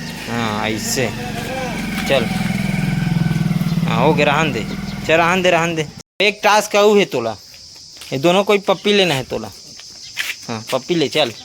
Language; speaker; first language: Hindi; non-native, local second language; Chhattisgarhi